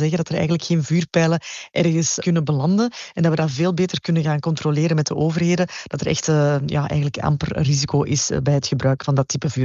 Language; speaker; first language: Dutch; native; Dutch